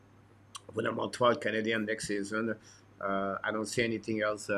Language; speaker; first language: English; non-native, fluent; French